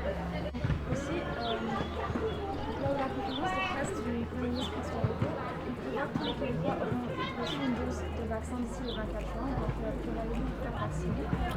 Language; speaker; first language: French; native; French